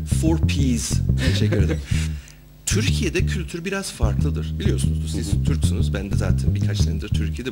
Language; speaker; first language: Turkish; non-native, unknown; English